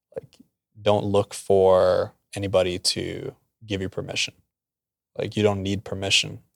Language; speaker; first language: English; non-native, fluent; Norwegian